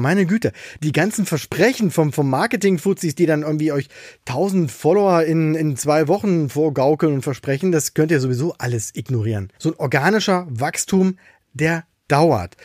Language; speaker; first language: German; native; German